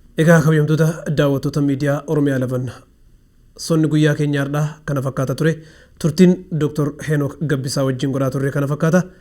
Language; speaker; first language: Oromo; native; Oromo